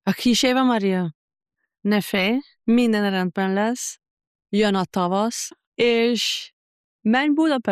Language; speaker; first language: Hungarian; non-native, learner; German